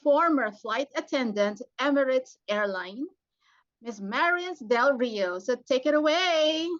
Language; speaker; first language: English; non-native, local second language; Filipino